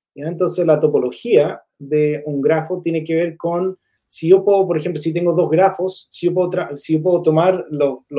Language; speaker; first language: Spanish; non-native, fluent; English